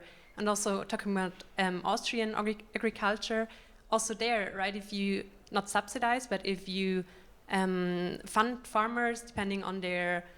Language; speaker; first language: English; non-native, fluent; German